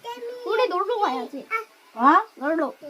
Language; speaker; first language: Korean; non-native, learner; Filipino